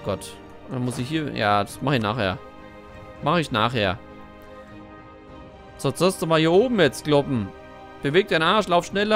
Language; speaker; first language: German; native; German